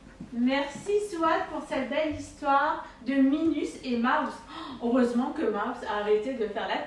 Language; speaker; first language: French; native; French